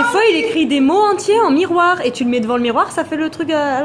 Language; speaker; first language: French; native; French